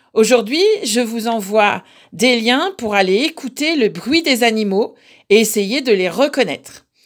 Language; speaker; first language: French; native; French